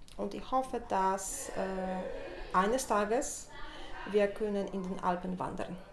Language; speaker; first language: German; non-native, learner; Polish